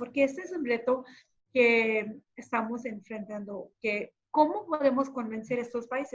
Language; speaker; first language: Spanish; non-native, fluent; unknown